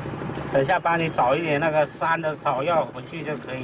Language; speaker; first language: Chinese; native; Chinese